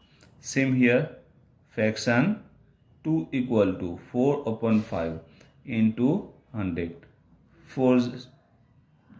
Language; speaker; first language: English; non-native, local second language; Gujarati